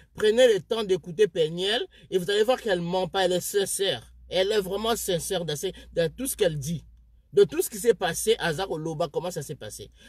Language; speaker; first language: French; non-native, local second language; Lingala